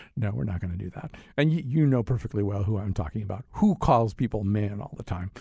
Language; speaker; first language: English; native; English